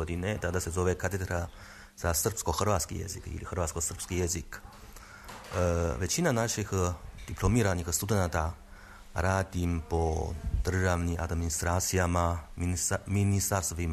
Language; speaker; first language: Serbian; non-native, fluent; Chinese